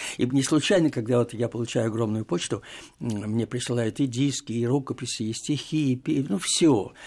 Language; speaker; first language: Russian; native; Russian